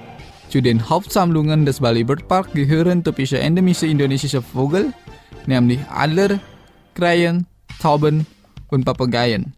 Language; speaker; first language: German; non-native, fluent; Indonesian